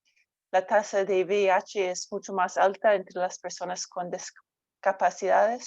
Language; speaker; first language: Spanish; non-native, fluent; English